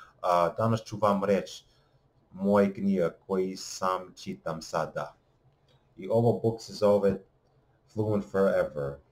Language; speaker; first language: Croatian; non-native, learner; English